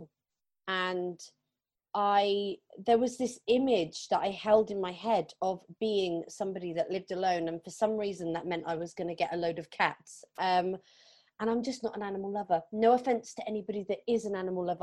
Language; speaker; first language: English; native; English